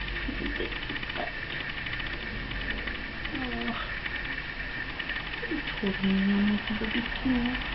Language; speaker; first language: French; native; French